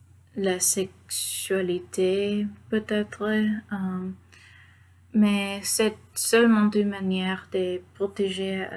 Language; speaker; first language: French; non-native, learner; Spanish